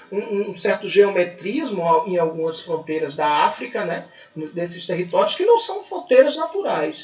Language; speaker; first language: Portuguese; native; Portuguese